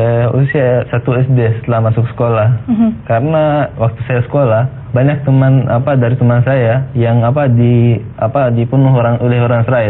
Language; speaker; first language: Indonesian; non-native, fluent; Arabic